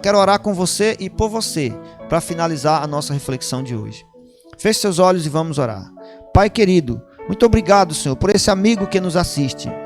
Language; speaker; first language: Portuguese; native; Portuguese